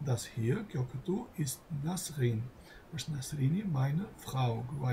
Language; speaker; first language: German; non-native, fluent; Albanian